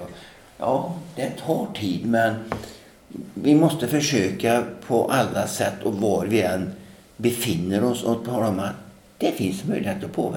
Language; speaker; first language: Swedish; native; Swedish